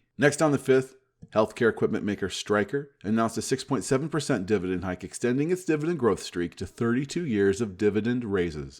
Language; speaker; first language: English; native; English